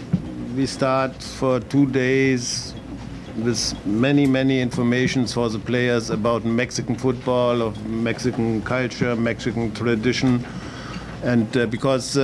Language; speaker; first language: English; non-native, fluent; German